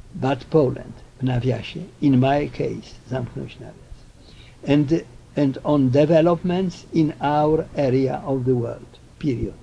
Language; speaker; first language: English; non-native, fluent; Polish